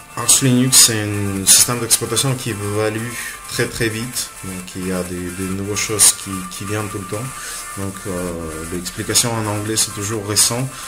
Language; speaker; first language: French; non-native, fluent; Russian